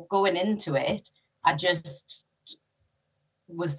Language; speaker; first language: English; native; English